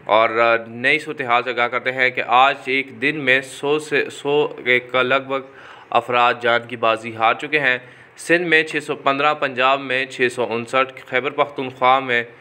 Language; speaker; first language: Urdu; native; Urdu